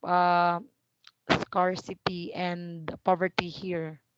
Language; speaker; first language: English; non-native, fluent; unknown